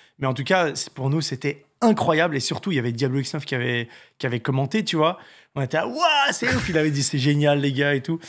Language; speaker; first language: French; native; French